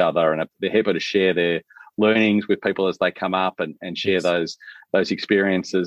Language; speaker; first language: English; native; English